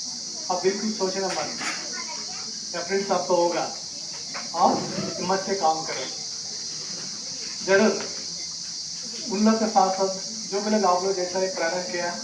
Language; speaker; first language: Hindi; non-native, local second language; Telugu